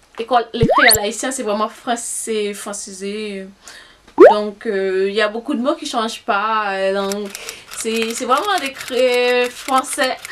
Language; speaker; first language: French; non-native, local second language; Haitian Creole